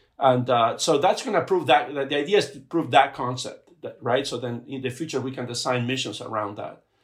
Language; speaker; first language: English; non-native, fluent; Spanish